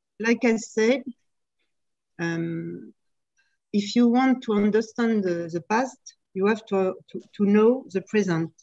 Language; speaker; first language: English; non-native, fluent; French